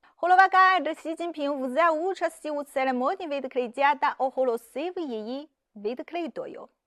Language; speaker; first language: Ukrainian; non-native, fluent; Chinese